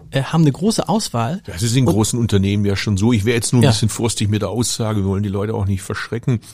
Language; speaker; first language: German; native; German